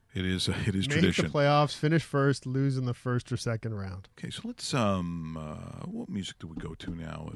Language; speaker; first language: English; native; English